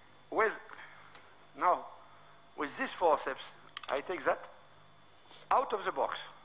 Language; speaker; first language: English; non-native, fluent; French